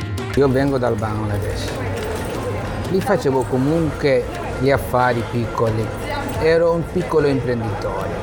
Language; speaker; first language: Italian; non-native, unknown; Bangla